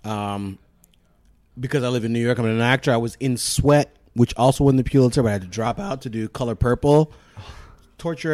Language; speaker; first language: English; non-native, local second language; Shona